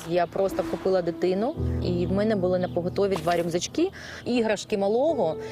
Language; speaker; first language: Ukrainian; native; Ukrainian